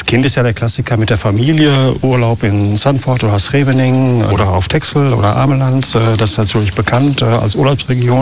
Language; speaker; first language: German; native; German